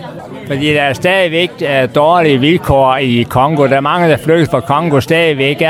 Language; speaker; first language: Danish; native; Danish